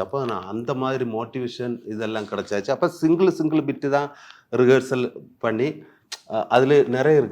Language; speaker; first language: Tamil; non-native, learner; Malayalam